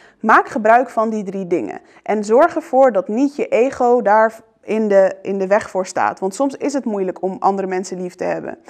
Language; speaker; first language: Dutch; early bilingual, other home language; Arabic